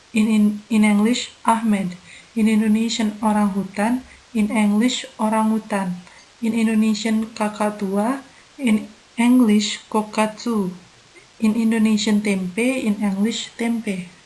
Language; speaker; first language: English; non-native, learner; Indonesian